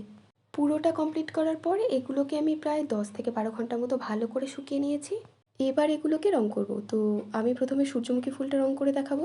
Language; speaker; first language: Bangla; native; Bangla